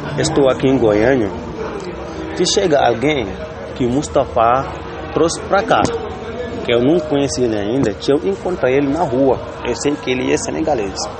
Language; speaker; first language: Portuguese; non-native, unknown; Wolof